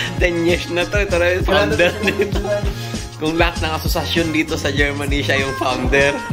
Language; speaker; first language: Filipino; native; Filipino